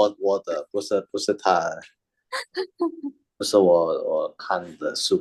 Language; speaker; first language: Chinese; non-native, learner; Indonesian